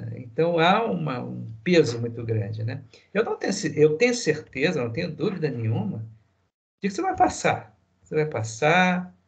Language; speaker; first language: Portuguese; native; Portuguese